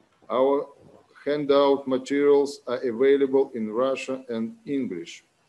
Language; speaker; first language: English; non-native, fluent; Russian